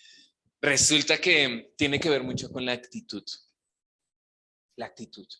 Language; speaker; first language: Spanish; native; Spanish